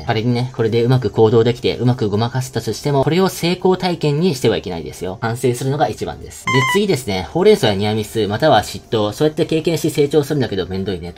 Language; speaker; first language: Japanese; native; Japanese